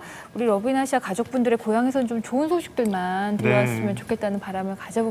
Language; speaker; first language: Korean; native; Korean